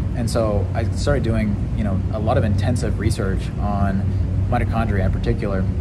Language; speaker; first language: English; native; English